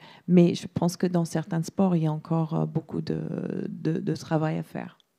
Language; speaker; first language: French; non-native, fluent; English